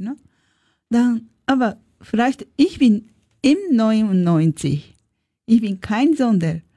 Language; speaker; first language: German; non-native, learner; Japanese